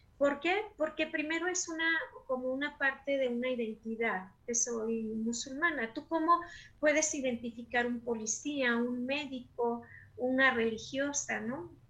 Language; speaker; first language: Spanish; native; Spanish